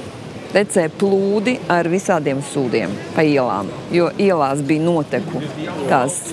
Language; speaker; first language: Latvian; non-native, local second language; Russian